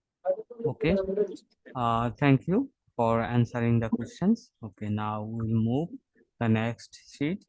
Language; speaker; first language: English; non-native, fluent; Bangla